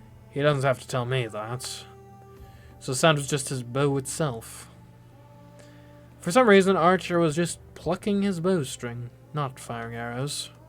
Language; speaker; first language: English; native; English